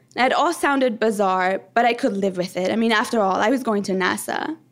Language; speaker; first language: English; early bilingual, other home language; Persian